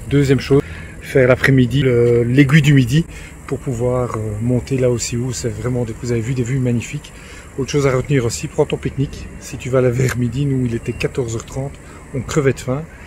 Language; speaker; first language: French; native; French